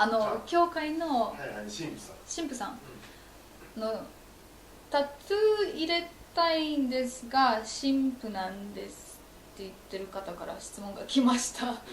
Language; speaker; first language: Japanese; non-native, fluent; Polish